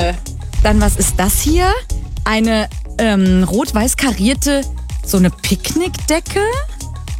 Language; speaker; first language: German; native; German